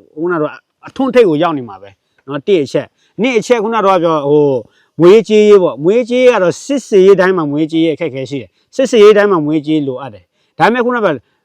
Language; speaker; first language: Burmese; non-native, local second language; S'gaw Karen